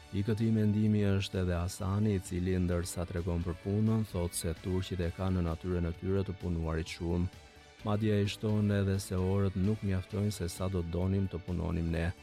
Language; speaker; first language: Albanian; native; Albanian